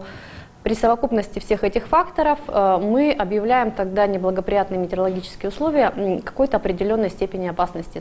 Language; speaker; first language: Russian; native; Russian